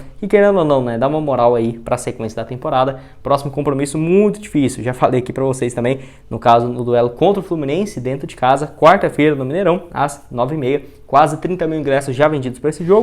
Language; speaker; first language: Portuguese; native; Portuguese